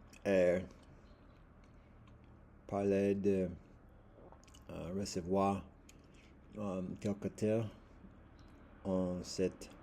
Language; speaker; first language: French; non-native, learner; English